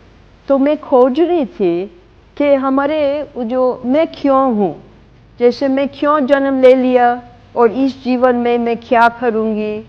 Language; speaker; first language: Hindi; non-native, fluent; English